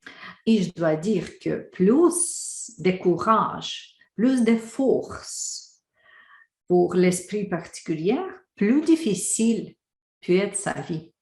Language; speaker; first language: French; non-native, fluent; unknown